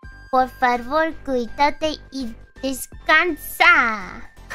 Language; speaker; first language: Spanish; non-native, learner; English